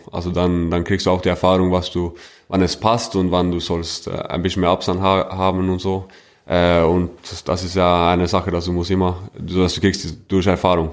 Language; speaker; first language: German; non-native, fluent; Norwegian